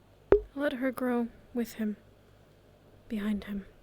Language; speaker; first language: English; native; English